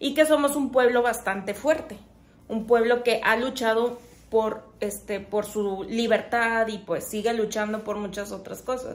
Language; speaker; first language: Spanish; native; Spanish